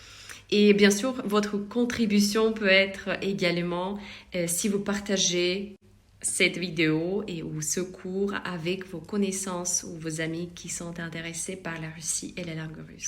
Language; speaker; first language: French; non-native, fluent; Russian